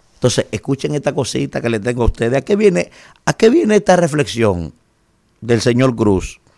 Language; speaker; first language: Spanish; native; Spanish